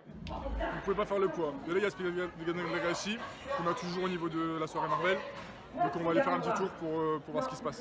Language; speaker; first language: French; native; French